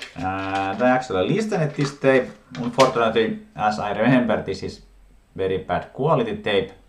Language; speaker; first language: English; non-native, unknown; Finnish